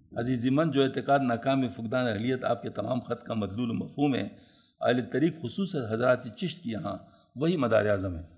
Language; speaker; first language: Urdu; non-native, local second language; Pashto